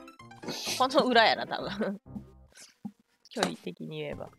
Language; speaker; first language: Japanese; native; Japanese